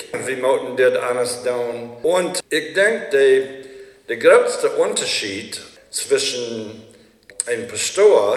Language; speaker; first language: German; early bilingual, heritage; Low German